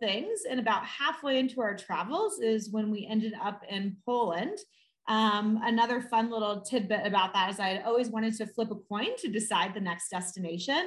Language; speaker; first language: English; native; English